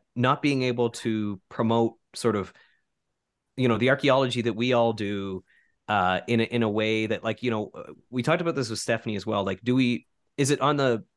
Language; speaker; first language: English; native; English